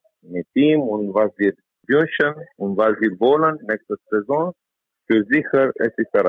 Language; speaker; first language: German; non-native, learner; Romanian